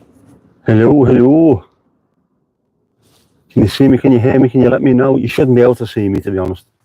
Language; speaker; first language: English; native; English